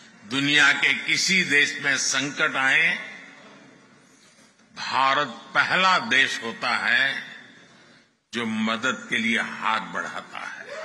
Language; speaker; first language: Hindi; non-native, local second language; Gujarati